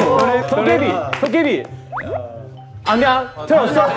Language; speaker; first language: Korean; native; Korean